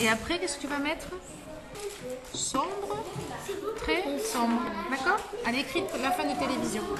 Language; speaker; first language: French; native; French